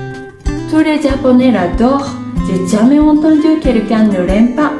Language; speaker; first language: French; non-native, fluent; Japanese